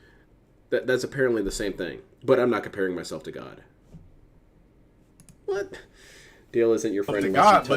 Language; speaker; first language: English; native; English